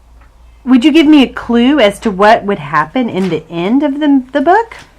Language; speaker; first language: English; native; English